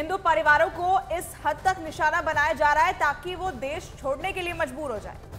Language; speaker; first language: Hindi; native; Hindi